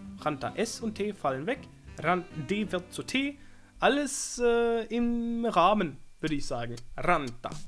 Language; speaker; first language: German; non-native, fluent; Swedish